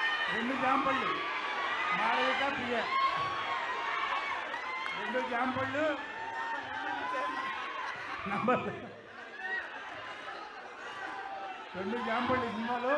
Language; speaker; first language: Telugu; native; Telugu